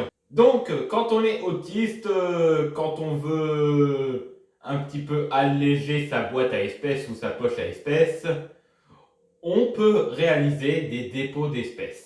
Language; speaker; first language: French; native; French